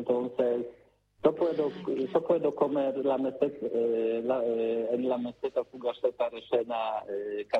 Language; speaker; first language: Spanish; non-native, learner; Polish